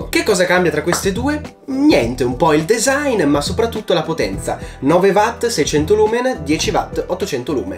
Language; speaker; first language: Italian; native; Italian